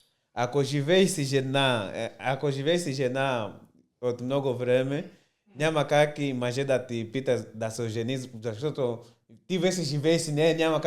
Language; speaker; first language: Bulgarian; non-native, learner; Portuguese